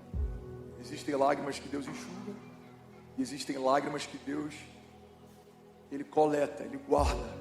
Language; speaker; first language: Portuguese; native; Portuguese